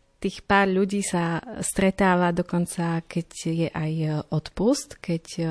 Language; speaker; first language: Slovak; native; Slovak